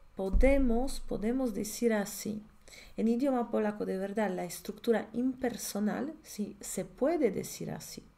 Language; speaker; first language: Spanish; non-native, fluent; Polish